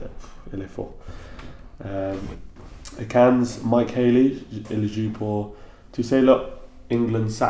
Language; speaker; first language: French; non-native, learner; English